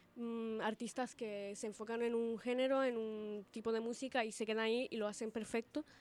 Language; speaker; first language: Spanish; early bilingual, other home language; Italian